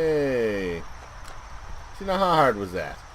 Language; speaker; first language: English; native; English